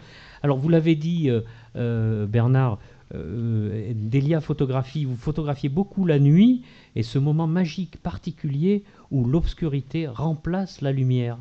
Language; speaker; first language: French; native; French